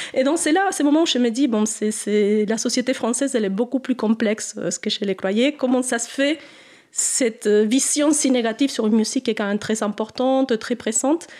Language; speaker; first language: French; non-native, fluent; Spanish